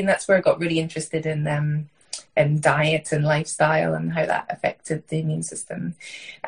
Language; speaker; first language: English; native; English